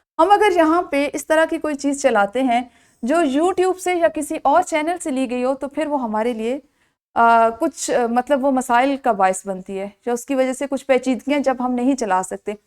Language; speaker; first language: Urdu; non-native, local second language; Punjabi